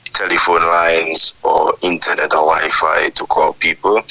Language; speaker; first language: English; native; English